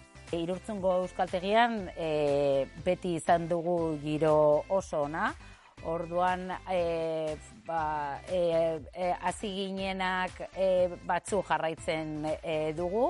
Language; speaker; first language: Basque; non-native, learner; Spanish